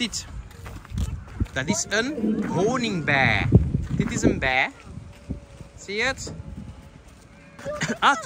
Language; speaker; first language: Dutch; native; Dutch